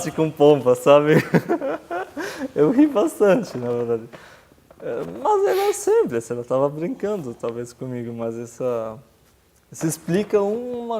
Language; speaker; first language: Portuguese; non-native, fluent; Arabic